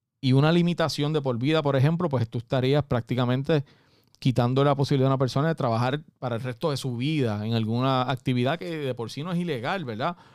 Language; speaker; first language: Spanish; native; Spanish